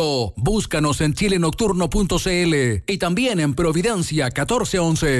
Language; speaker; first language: Spanish; native; Spanish